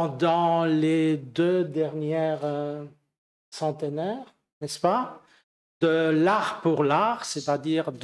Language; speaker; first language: French; non-native, fluent; Romanian